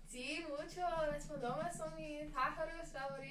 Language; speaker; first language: Spanish; non-native, learner; English